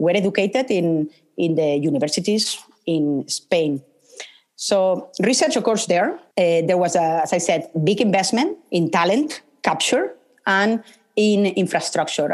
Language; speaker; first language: English; non-native, fluent; Spanish